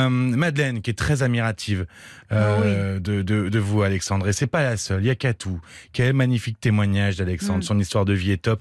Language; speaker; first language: French; native; French